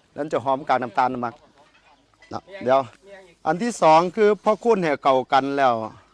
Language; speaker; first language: Thai; native; Thai